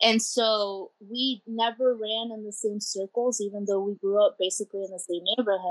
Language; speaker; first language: English; early bilingual, other home language; Spanish